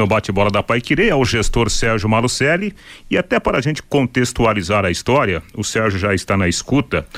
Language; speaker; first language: Portuguese; native; Portuguese